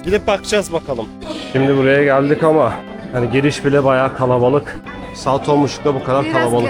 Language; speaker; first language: Turkish; native; Turkish